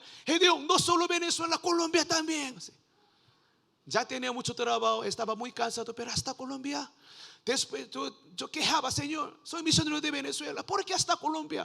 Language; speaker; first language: Spanish; non-native, learner; Korean